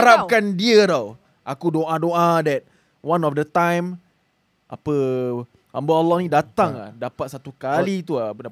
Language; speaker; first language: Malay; native; Malay